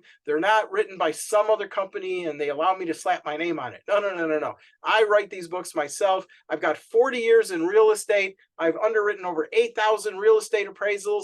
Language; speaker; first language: English; native; English